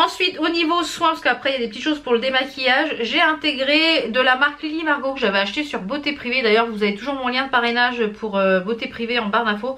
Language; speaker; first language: French; native; French